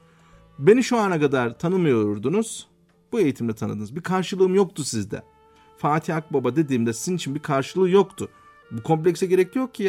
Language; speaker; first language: Turkish; native; Turkish